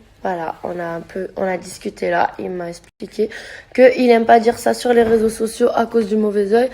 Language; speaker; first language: French; native; French